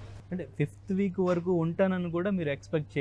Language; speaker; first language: Telugu; native; Telugu